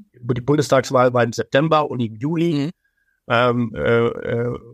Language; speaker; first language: German; early bilingual, other home language; Persian